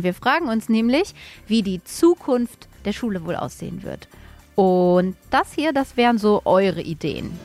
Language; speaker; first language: German; native; German